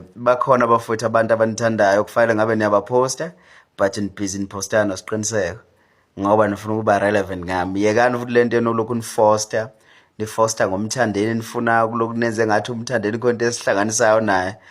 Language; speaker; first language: Zulu; native; Zulu